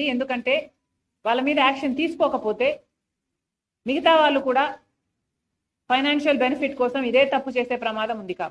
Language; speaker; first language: Telugu; native; Telugu